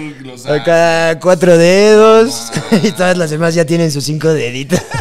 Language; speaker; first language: Spanish; native; Spanish